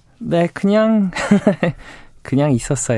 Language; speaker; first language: Korean; non-native, fluent; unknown